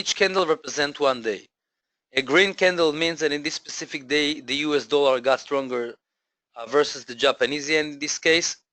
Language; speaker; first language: English; non-native, fluent; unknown